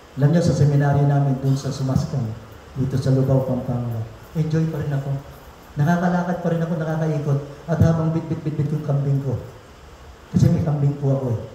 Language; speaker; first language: Filipino; non-native, local second language; Pampanga